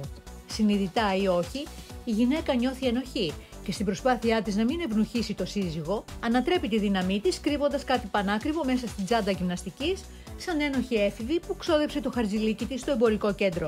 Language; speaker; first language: Greek; native; Greek